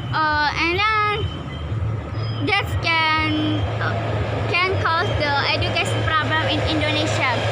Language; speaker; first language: English; non-native, learner; Indonesian